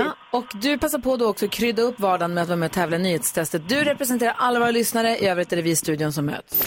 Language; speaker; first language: Swedish; native; Swedish